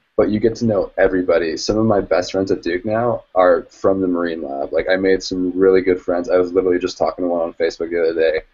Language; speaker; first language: English; native; English